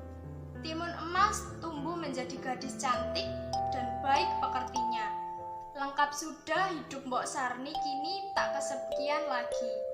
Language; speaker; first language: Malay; non-native, local second language; Javanese